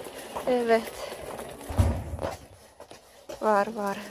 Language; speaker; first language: Turkish; non-native, learner; Russian